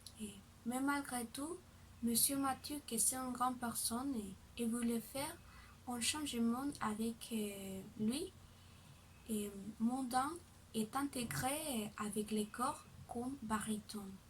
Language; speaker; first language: French; non-native, learner; Spanish